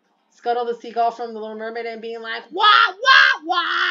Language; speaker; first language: English; early bilingual, other home language; Spanish